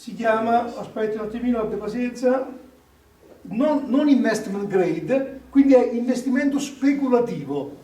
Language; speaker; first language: Italian; native; Italian